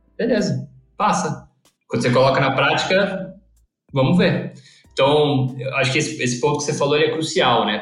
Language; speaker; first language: Portuguese; early bilingual, other home language; English